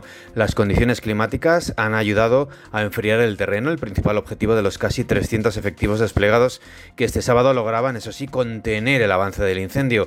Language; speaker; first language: Spanish; native; Spanish